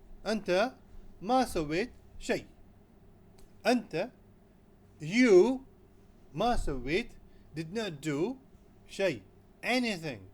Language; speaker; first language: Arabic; non-native, fluent; Urdu